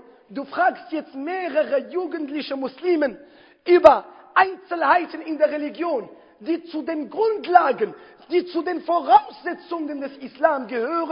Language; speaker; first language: German; non-native, fluent; Arabic